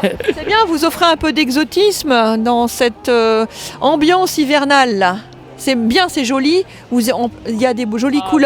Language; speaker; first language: French; native; French